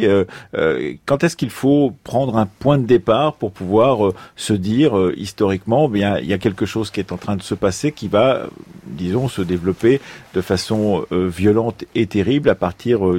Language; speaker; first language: French; native; French